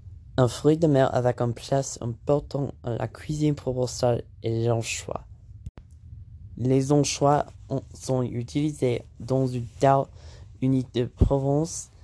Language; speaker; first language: French; non-native, learner; English